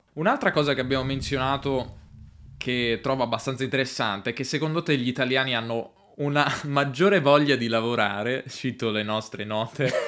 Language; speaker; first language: Italian; native; Italian